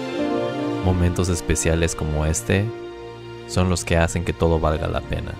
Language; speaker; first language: Spanish; native; Spanish